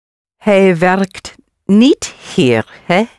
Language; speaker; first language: Dutch; non-native, learner; English